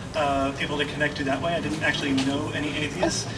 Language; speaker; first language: English; native; English